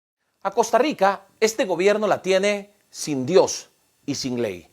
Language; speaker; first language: Spanish; native; Spanish